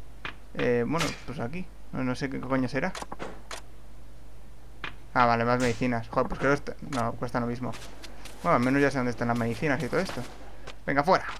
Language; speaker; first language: Spanish; native; Spanish